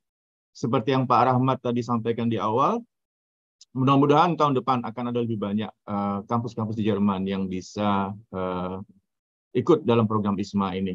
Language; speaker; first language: Indonesian; native; Indonesian